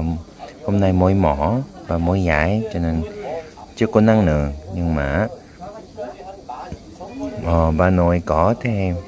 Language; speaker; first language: Vietnamese; non-native, learner; Korean